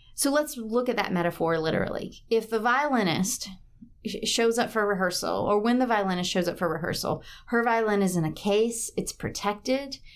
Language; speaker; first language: English; native; English